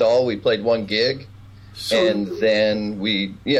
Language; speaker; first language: English; native; English